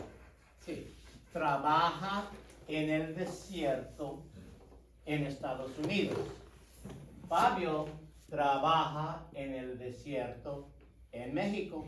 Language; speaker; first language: Spanish; non-native, fluent; English